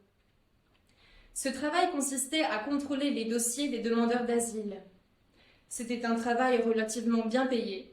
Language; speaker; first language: French; native; French